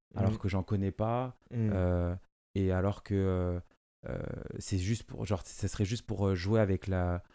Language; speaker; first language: French; non-native, local second language; Lingala